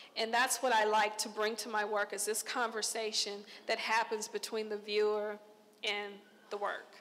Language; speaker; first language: English; native; English